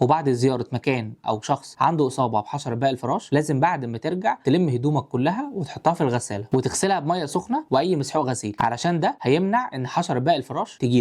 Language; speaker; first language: Arabic; native; Arabic